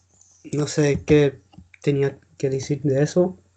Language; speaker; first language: Spanish; non-native, learner; English